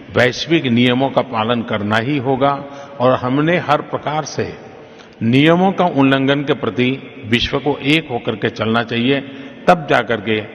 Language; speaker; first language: Hindi; non-native, local second language; Gujarati